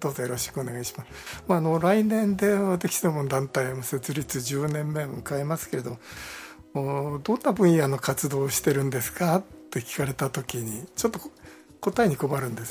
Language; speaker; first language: Japanese; native; Japanese